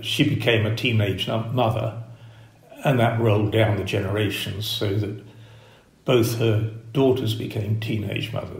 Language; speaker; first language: English; native; English